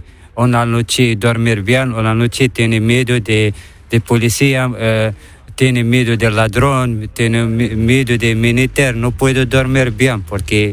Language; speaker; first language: Spanish; non-native, learner; Arabic